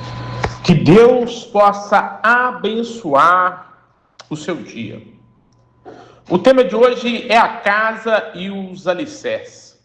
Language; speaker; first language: Portuguese; native; Portuguese